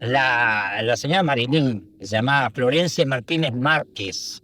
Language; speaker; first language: Spanish; early bilingual, other home language; Italian